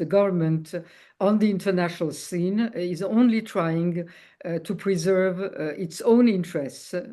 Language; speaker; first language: English; non-native, fluent; Georgian